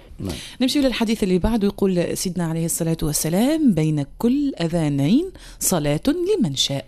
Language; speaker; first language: Arabic; native; Arabic